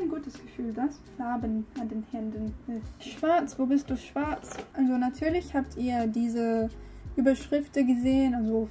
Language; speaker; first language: German; non-native, learner; English